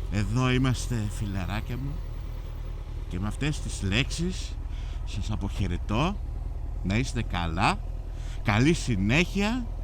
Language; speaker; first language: Greek; early bilingual, heritage; Greek